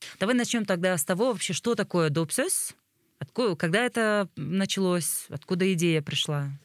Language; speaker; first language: Russian; native; Russian